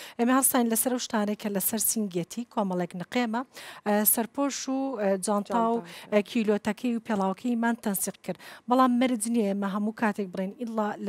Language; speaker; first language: Central Kurdish; non-native, local second language; Kurdish